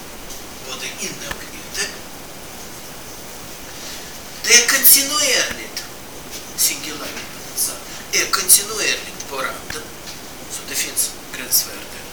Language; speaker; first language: Swedish; non-native, fluent; Russian